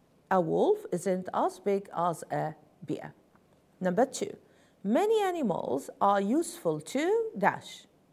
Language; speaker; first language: English; non-native, fluent; Arabic